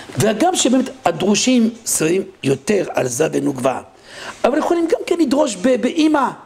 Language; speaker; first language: Hebrew; non-native, fluent; French